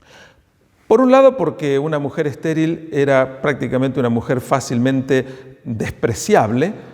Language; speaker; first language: Spanish; native; Spanish